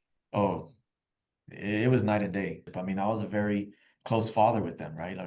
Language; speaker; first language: English; native; English